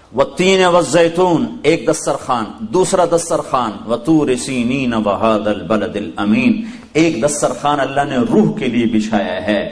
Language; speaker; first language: Urdu; non-native, local second language; Punjabi